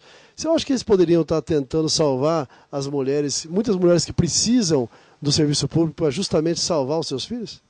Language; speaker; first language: Portuguese; native; Portuguese